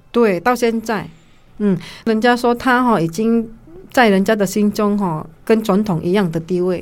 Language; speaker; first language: Chinese; non-native, fluent; Indonesian